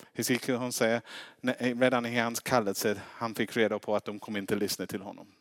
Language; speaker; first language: Swedish; non-native, fluent; English